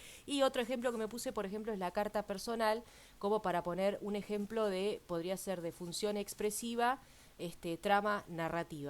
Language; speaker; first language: Spanish; native; Spanish